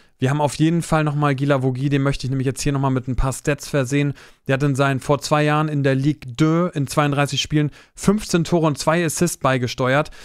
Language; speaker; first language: German; native; German